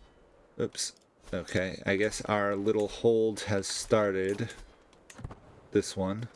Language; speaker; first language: English; native; English